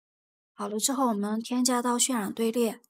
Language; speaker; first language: Chinese; native; Chinese